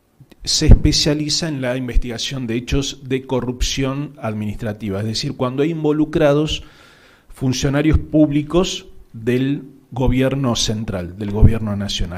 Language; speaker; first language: Spanish; native; Spanish